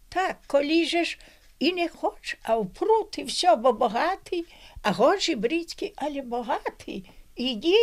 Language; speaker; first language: Ukrainian; native; Ukrainian